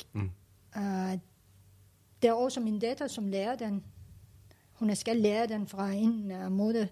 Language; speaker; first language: Danish; non-native, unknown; Persian